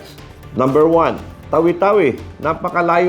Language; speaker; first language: Filipino; non-native, local second language; Cebuano